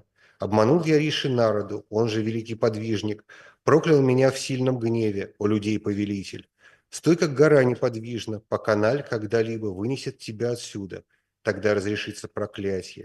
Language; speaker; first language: Russian; native; Russian